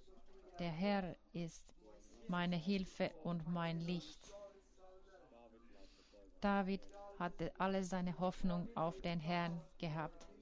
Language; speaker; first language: German; non-native, fluent; Finnish